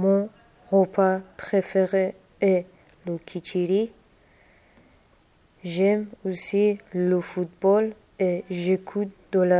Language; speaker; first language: French; non-native, learner; Persian